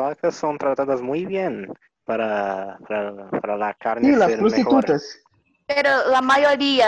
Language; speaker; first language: Spanish; non-native, learner; Portuguese